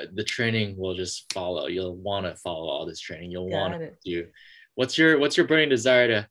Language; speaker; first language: English; native; English